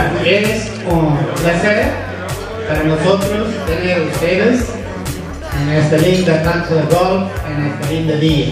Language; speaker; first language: Spanish; non-native, learner; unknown